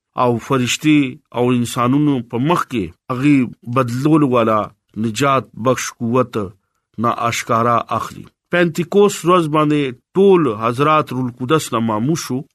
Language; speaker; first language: Pashto; non-native, local second language; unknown